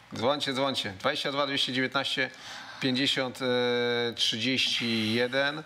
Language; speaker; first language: Polish; native; Polish